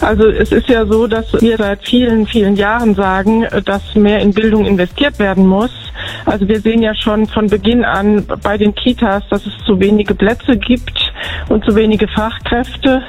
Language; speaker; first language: German; native; German